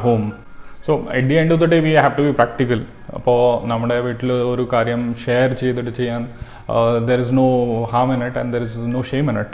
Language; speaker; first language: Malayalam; early bilingual, heritage; Malayalam